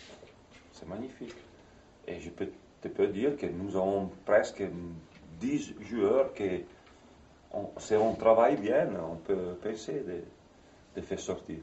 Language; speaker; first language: French; non-native, fluent; Italian